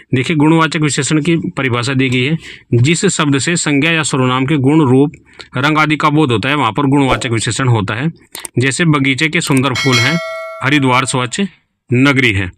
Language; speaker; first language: Hindi; native; Hindi